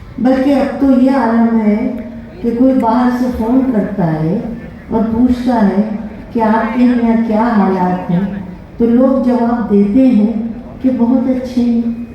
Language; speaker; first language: Urdu; native; Urdu